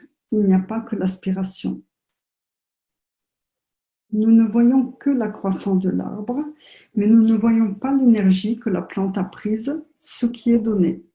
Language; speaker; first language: French; native; French